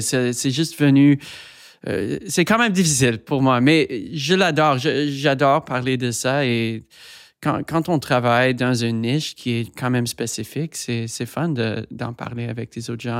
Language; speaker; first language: French; non-native, fluent; English